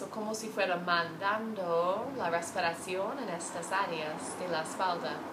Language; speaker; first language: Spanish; non-native, fluent; English